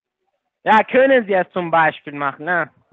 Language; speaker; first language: German; non-native, fluent; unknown